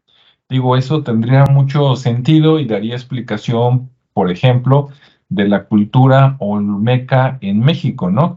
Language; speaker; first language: Spanish; native; Spanish